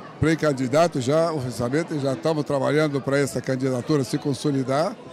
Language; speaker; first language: Portuguese; non-native, fluent; Arabic